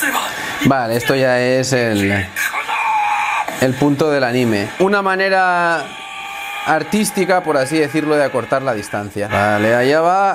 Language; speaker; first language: Spanish; native; Spanish